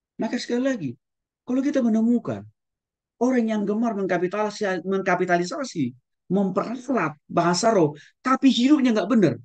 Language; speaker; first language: Indonesian; non-native, local second language; Batak Toba